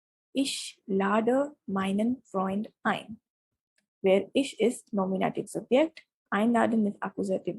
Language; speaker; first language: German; non-native, fluent; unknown